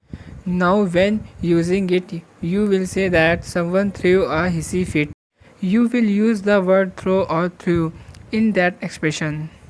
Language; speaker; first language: English; non-native, local second language; Hindi